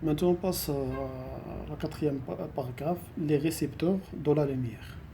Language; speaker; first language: French; non-native, local second language; Arabic